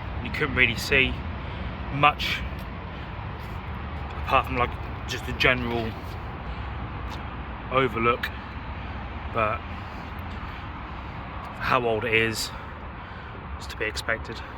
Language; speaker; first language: English; native; English